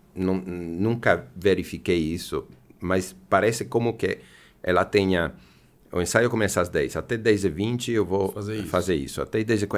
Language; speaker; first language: Portuguese; non-native, fluent; Italian